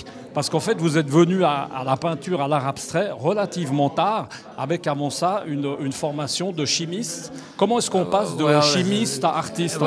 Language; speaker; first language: French; native; French